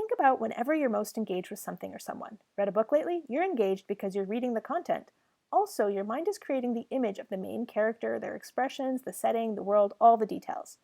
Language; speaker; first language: English; native; English